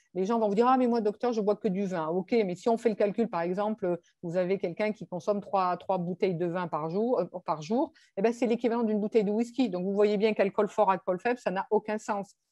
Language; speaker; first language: French; native; French